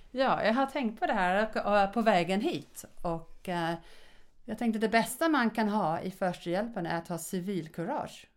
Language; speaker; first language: Swedish; non-native, fluent; English